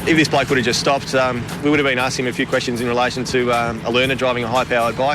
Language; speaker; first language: English; native; English